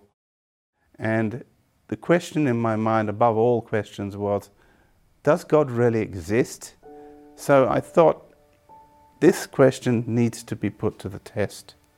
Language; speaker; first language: English; native; English